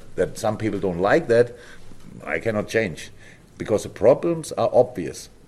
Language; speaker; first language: English; non-native, fluent; German